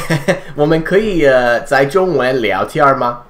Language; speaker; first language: Chinese; non-native, fluent; English